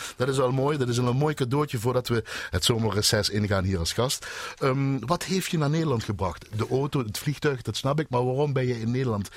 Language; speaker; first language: Dutch; native; Dutch